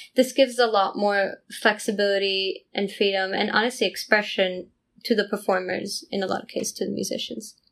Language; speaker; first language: English; non-native, fluent; Italian